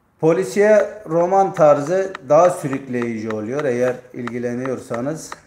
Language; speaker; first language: Turkish; non-native, local second language; Zaza